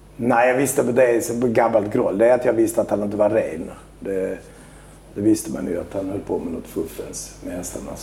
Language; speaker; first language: Swedish; early bilingual, other home language; Albanian